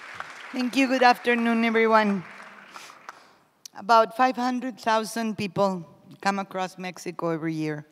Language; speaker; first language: English; non-native, fluent; Spanish